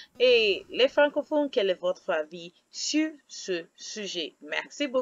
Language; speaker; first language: French; non-native, fluent; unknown